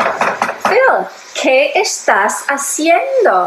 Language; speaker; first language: Spanish; non-native, fluent; English